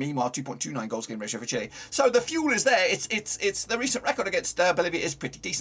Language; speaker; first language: English; native; English